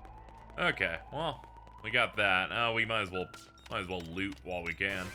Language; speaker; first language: English; native; English